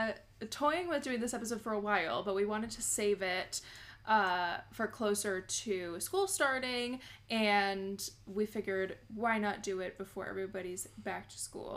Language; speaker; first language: English; native; English